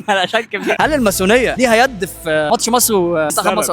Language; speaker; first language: Arabic; native; Arabic